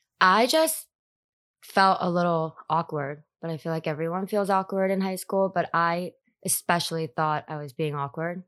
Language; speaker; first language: English; early bilingual, other home language; Korean